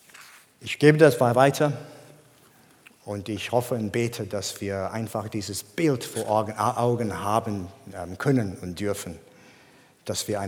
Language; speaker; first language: German; non-native, fluent; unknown